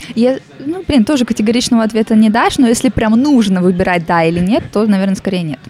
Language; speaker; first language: Russian; native; Russian